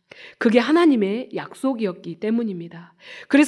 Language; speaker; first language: Korean; native; Korean